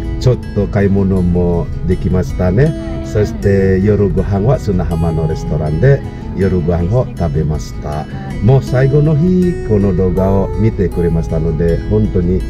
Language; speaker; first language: Japanese; non-native, fluent; Balinese